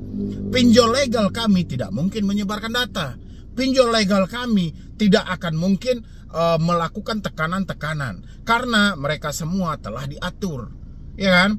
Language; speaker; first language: Indonesian; native; Indonesian